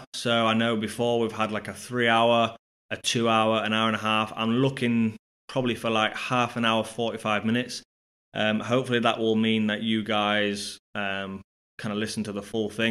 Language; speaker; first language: English; native; English